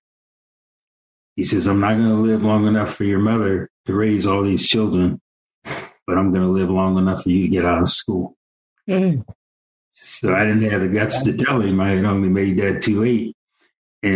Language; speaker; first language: English; native; English